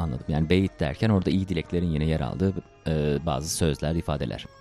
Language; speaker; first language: Turkish; native; Turkish